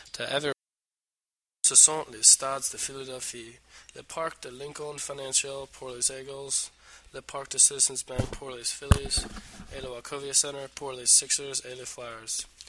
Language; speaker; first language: French; non-native, learner; English